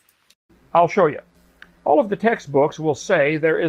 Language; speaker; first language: English; native; English